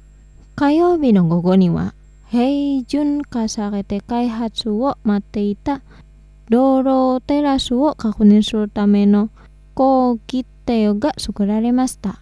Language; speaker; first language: Japanese; non-native, fluent; Indonesian